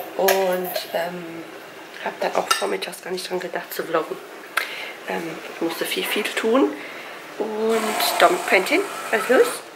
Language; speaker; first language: German; native; German